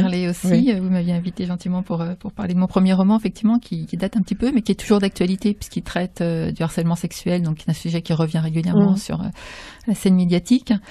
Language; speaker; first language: French; native; French